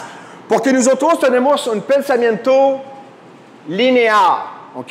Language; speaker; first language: Spanish; non-native, fluent; French